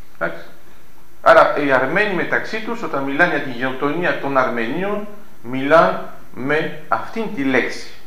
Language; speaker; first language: Greek; early bilingual, heritage; Greek